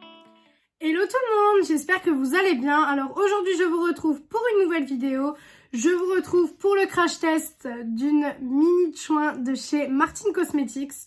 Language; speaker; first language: French; native; French